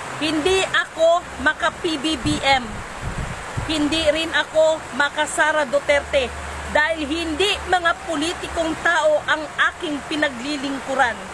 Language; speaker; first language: Filipino; non-native, local second language; Cebuano